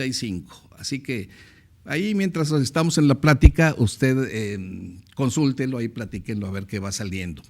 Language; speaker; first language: Spanish; native; Spanish